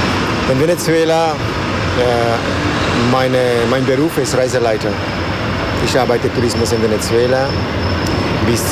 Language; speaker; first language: German; non-native, learner; Spanish